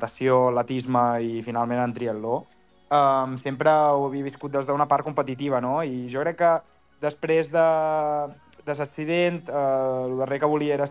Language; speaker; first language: Catalan; native; Catalan